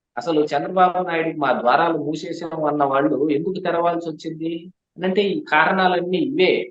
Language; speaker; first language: Telugu; native; Telugu